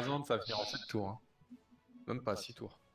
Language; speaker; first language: French; native; French